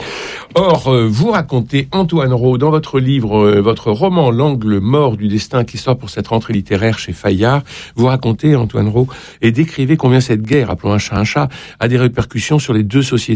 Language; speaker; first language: French; native; French